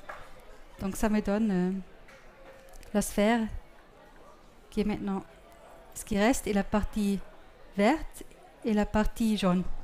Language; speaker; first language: French; non-native, fluent; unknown